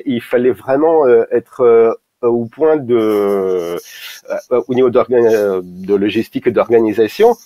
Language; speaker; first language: French; non-native, fluent; Russian